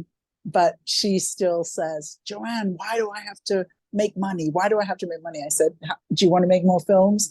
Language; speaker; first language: English; native; English